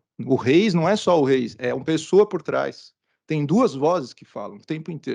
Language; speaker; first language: Portuguese; native; Portuguese